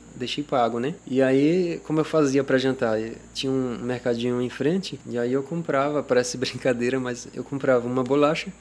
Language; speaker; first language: Portuguese; native; Portuguese